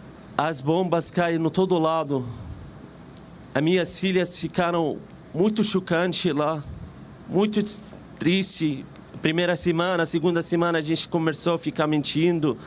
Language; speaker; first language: Portuguese; non-native, fluent; Arabic